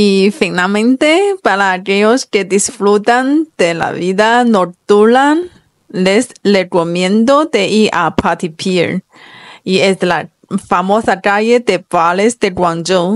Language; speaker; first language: Spanish; non-native, fluent; Chinese